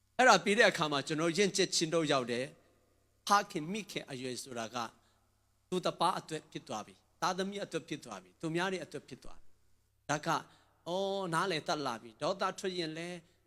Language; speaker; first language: Burmese; non-native, local second language; Tedim Chin